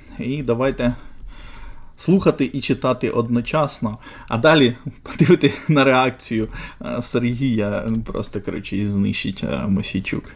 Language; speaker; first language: Ukrainian; native; Ukrainian